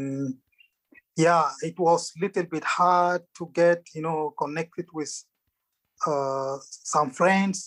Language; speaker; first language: English; non-native, fluent; Arabic